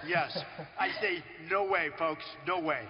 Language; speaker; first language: English; native; English